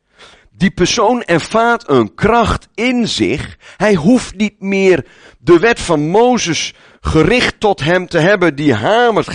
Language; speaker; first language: Dutch; native; Dutch